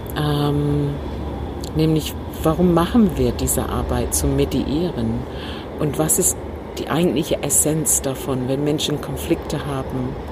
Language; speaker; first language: German; non-native, fluent; English